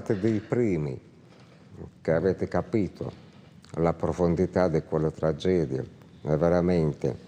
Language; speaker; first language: Italian; non-native, fluent; Russian